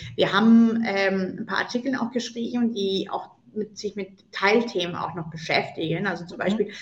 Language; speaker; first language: German; non-native, fluent; Spanish